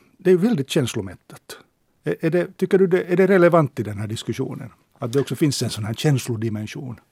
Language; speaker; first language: Swedish; native; Swedish